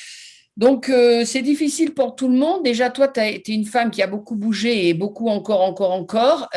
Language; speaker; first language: French; native; French